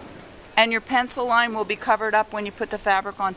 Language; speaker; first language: English; native; English